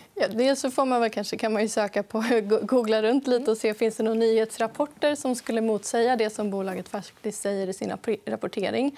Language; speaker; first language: Swedish; native; Swedish